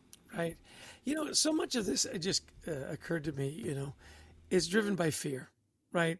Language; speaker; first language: English; native; English